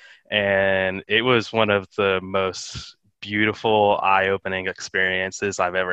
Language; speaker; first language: English; native; English